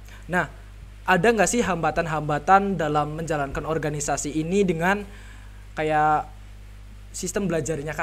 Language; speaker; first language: Indonesian; native; Indonesian